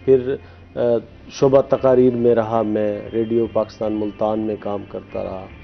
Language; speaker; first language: Urdu; non-native, local second language; Haryanvi